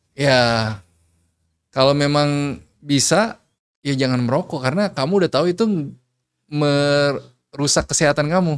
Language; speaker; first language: Indonesian; native; Indonesian